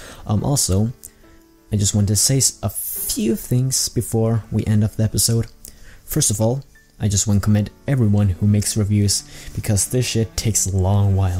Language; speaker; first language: English; native; English